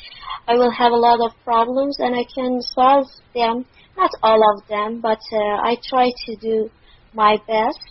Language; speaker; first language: English; non-native, learner; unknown